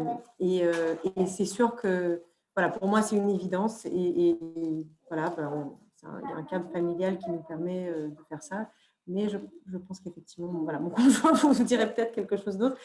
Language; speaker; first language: French; native; French